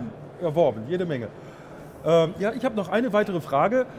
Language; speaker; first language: German; native; German